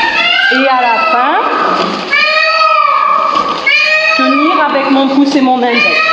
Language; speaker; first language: French; native; French